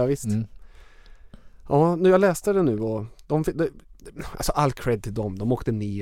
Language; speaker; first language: Swedish; native; Swedish